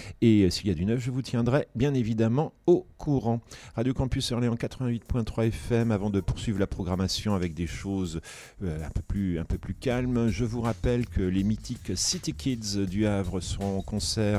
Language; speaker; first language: French; native; French